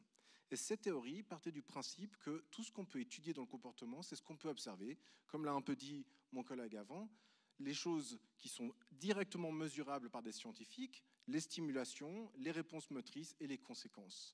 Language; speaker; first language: French; native; French